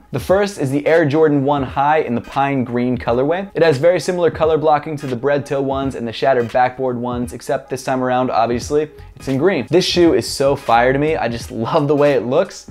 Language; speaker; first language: English; native; English